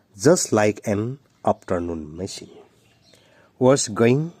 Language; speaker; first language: English; non-native, local second language; Assamese